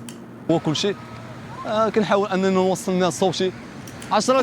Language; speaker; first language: Arabic; native; Arabic